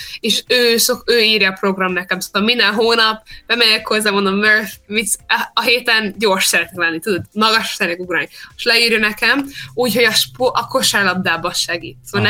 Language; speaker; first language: Hungarian; early bilingual, heritage; Hungarian